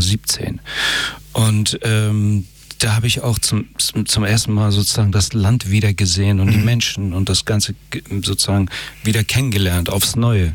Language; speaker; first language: German; early bilingual, other home language; Persian